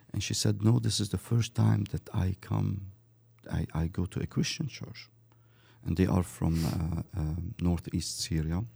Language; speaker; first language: English; early bilingual, other home language; Arabic